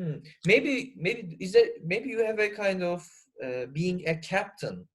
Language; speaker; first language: English; non-native, fluent; Turkish